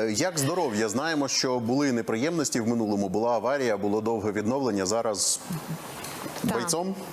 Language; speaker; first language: Ukrainian; native; Ukrainian